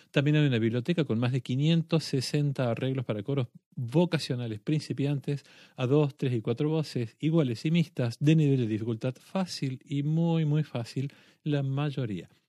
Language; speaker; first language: Spanish; native; Spanish